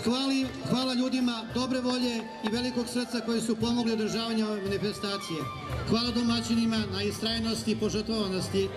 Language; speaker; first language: Bosnian; native; Bosnian